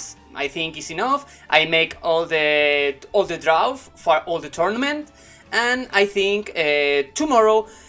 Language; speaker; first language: English; non-native, learner; Spanish